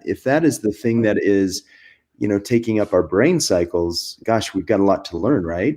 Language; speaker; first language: English; native; English